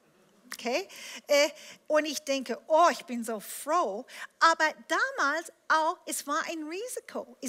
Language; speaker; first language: German; non-native, fluent; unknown